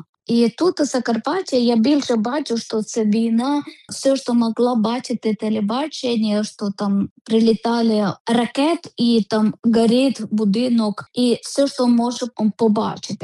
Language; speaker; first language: Ukrainian; non-native, learner; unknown